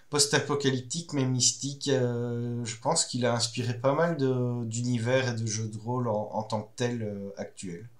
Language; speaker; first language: French; native; French